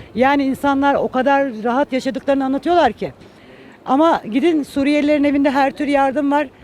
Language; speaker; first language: Turkish; native; Turkish